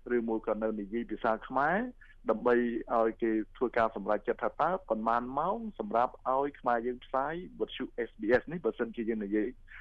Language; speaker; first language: Khmer; native; Khmer